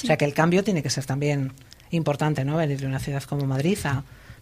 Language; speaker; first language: Spanish; native; Spanish